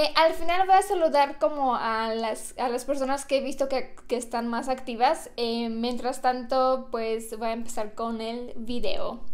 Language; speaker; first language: Spanish; non-native, fluent; Romanian